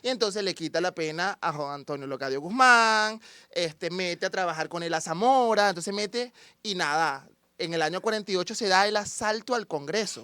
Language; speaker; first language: Spanish; native; Spanish